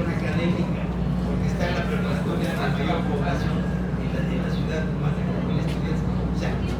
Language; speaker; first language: Spanish; native; Spanish